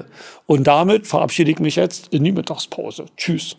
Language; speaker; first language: German; native; German